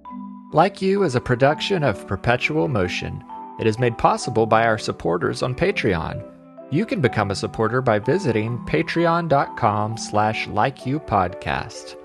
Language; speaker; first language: English; native; English